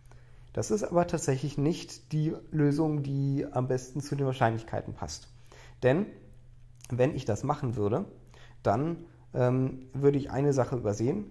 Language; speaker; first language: German; native; German